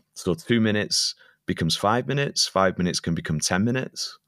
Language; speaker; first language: English; native; English